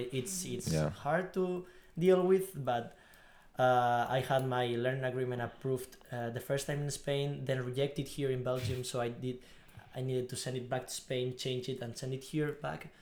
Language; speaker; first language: English; non-native, fluent; Spanish